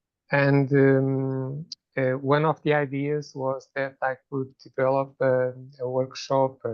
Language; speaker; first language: English; non-native, fluent; Portuguese